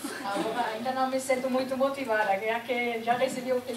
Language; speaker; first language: Portuguese; non-native, fluent; German